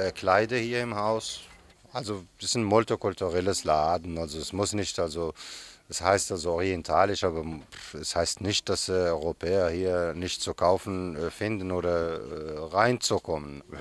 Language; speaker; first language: German; non-native, fluent; Arabic